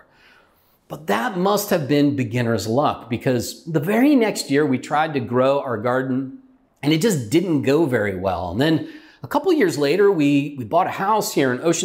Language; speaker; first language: English; native; English